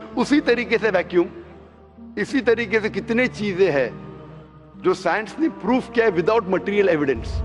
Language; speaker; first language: Hindi; non-native, local second language; Konkani